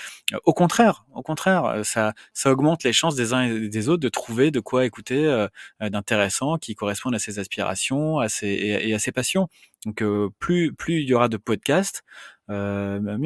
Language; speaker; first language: French; native; French